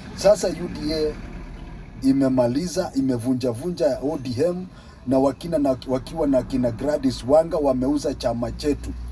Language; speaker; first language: Swahili; non-native, local second language; Luyia